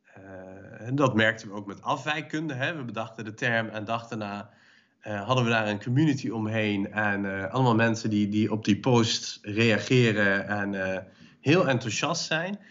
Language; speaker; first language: Dutch; early bilingual, other home language; Persian